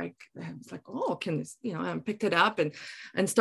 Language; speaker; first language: English; non-native, local second language; Afrikaans